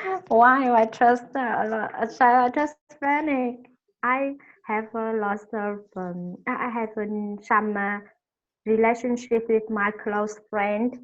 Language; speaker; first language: English; non-native, learner; Vietnamese